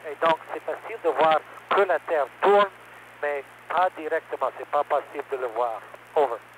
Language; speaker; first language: French; non-native, learner; English